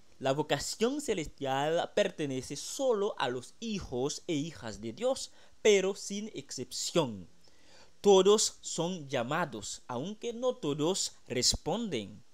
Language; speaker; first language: Spanish; non-native, fluent; Haitian Creole